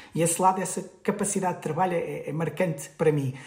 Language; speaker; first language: Portuguese; native; Portuguese